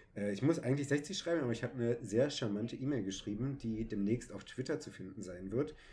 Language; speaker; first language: German; native; German